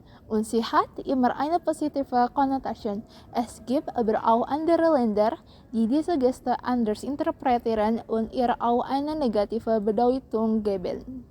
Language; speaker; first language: German; non-native, learner; Indonesian